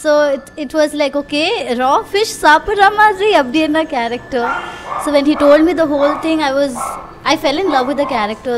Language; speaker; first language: Tamil; early bilingual, heritage; Tamil